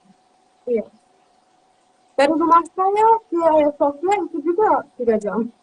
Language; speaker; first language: Indonesian; non-native, learner; Turkish